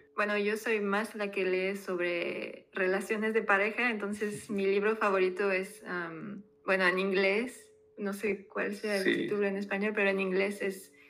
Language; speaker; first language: Spanish; non-native, fluent; French